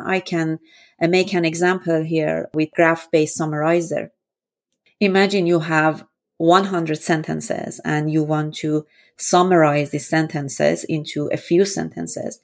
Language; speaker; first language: English; non-native, fluent; Persian